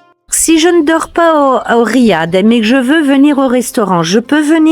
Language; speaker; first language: French; native; French